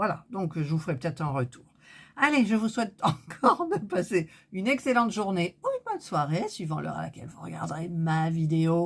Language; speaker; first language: French; native; French